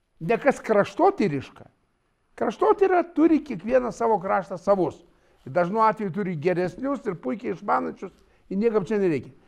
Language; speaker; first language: Lithuanian; native; Lithuanian